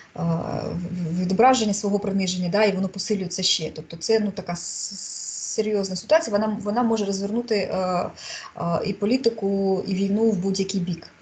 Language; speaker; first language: Ukrainian; non-native, local second language; Russian